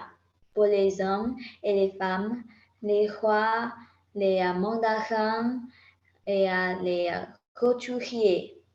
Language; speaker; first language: French; non-native, learner; Vietnamese